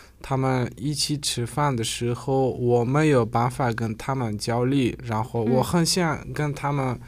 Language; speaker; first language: Chinese; non-native, learner; Uzbek